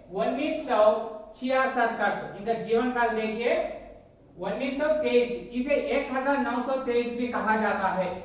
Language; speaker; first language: Hindi; non-native, local second language; Telugu